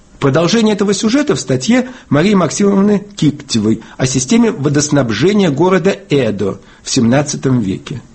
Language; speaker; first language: Russian; native; Russian